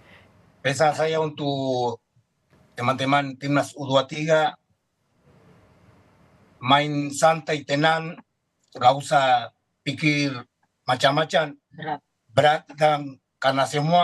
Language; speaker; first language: Indonesian; non-native, fluent; Spanish